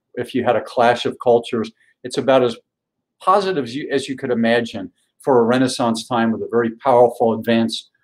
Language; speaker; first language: English; native; English